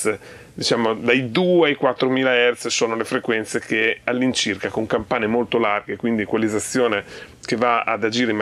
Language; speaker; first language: Italian; native; Italian